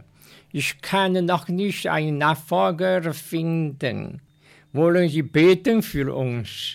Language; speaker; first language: German; non-native, learner; Chinese